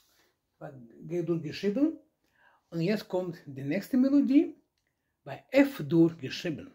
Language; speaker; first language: German; non-native, learner; Russian